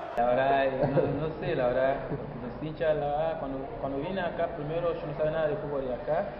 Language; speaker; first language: Spanish; non-native, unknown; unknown